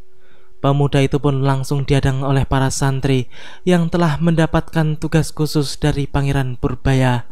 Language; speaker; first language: Indonesian; native; Indonesian